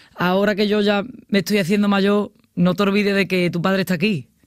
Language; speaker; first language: Spanish; native; Spanish